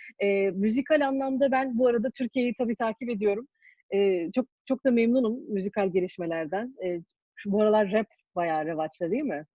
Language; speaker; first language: Turkish; early bilingual, heritage; Turkish